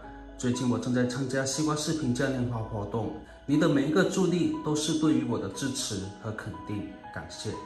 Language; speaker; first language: Chinese; non-native, local second language; Min Nan Chinese